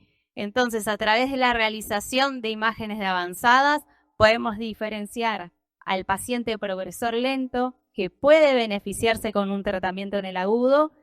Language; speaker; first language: Spanish; native; Spanish